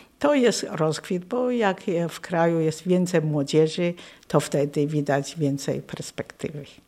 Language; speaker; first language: Polish; non-native, fluent; Chinese